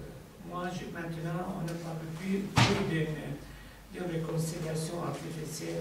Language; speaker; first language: French; non-native, fluent; Arabic